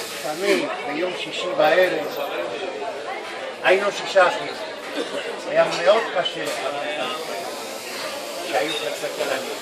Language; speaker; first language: Hebrew; non-native, fluent; Spanish